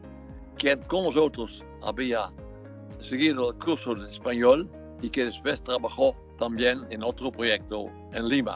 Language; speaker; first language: Spanish; non-native, fluent; Dutch